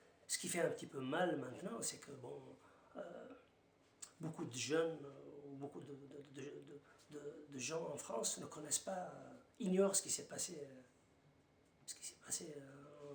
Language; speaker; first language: French; non-native, local second language; Arabic